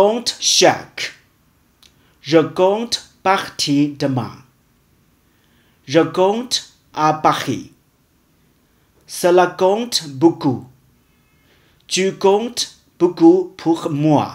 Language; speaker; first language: French; non-native, fluent; Chinese